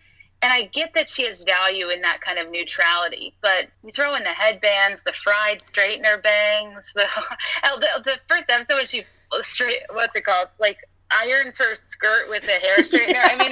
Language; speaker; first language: English; native; English